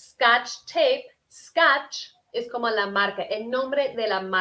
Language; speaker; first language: Spanish; early bilingual, heritage; Spanish